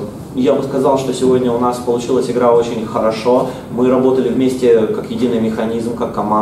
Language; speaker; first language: Russian; native; Russian